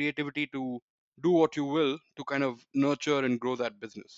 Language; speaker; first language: English; non-native, local second language; Tamil